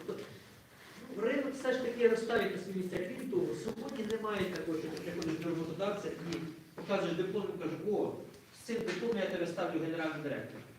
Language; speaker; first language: Ukrainian; native; Ukrainian